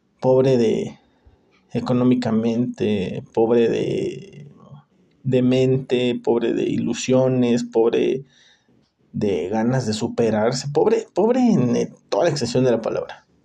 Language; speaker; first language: Spanish; native; Spanish